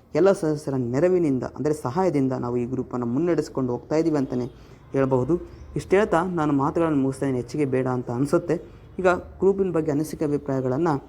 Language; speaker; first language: Kannada; native; Kannada